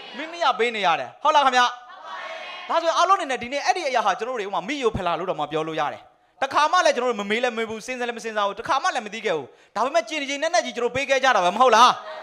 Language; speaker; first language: Burmese; native; Burmese